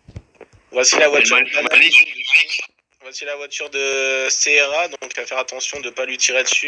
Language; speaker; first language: French; native; French